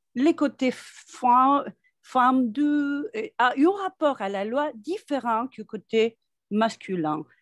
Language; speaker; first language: French; non-native, fluent; Spanish